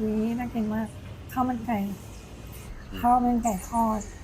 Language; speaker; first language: Thai; native; Thai